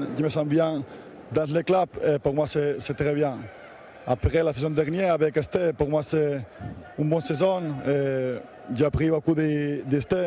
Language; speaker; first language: French; non-native, learner; Spanish